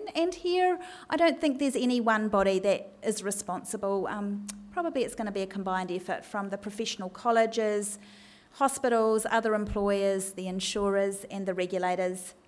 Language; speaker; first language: English; native; English